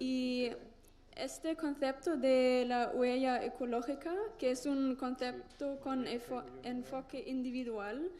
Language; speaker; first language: Spanish; non-native, learner; German